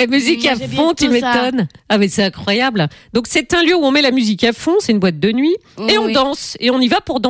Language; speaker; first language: French; native; French